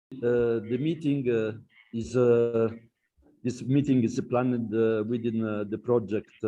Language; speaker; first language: English; non-native, learner; Italian